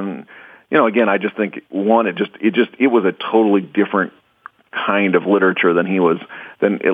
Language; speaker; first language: English; native; English